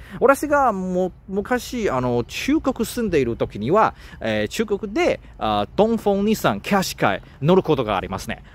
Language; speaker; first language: Japanese; non-native, learner; Chinese